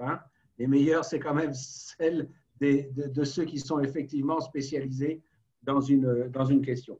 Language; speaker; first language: French; native; French